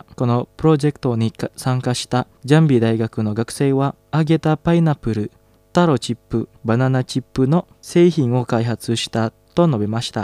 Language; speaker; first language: Japanese; non-native, fluent; Indonesian